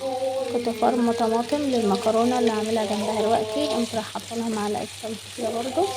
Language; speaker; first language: Arabic; native; Arabic